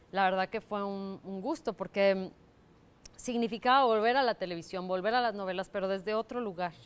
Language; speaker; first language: Spanish; native; Spanish